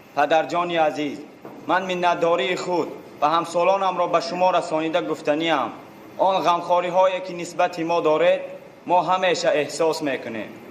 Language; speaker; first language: Tajik; native; Tajik